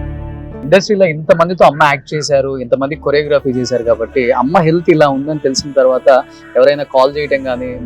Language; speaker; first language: Telugu; native; Telugu